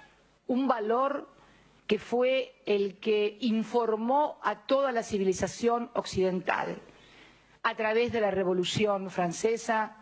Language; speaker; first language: Spanish; native; Spanish